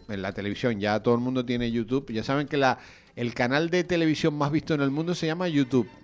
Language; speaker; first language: Spanish; native; Spanish